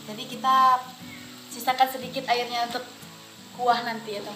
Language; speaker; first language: Indonesian; non-native, local second language; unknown